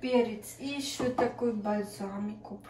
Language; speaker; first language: Russian; early bilingual, heritage; Russian